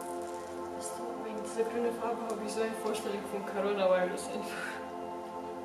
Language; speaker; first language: German; non-native, fluent; Romanian